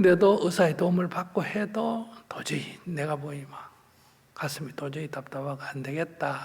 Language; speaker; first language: Korean; native; Korean